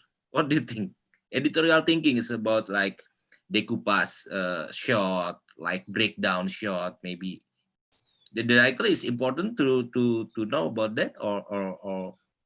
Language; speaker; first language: English; non-native, local second language; Indonesian